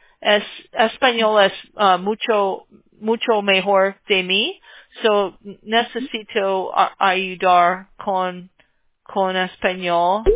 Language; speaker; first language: Spanish; non-native, learner; English